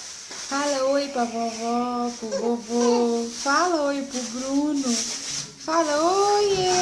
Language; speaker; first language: Portuguese; native; Portuguese